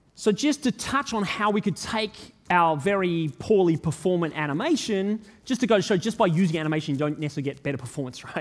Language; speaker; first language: English; native; English